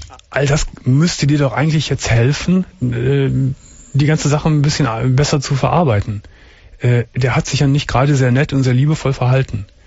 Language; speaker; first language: German; native; German